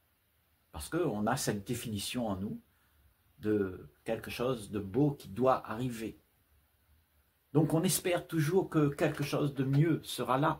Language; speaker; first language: French; native; French